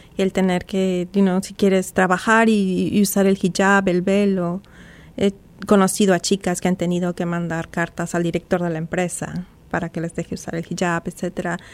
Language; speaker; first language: Spanish; native; Spanish